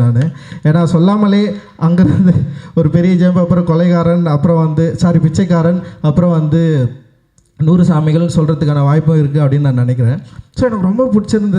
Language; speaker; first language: Tamil; native; Tamil